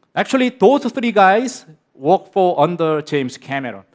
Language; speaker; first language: English; non-native, learner; Korean